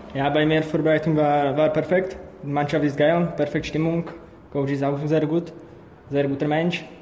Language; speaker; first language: German; non-native, learner; Czech